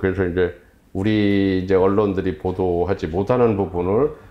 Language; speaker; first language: Korean; native; Korean